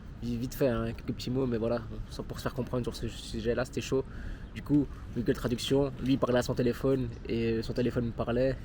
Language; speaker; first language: French; native; French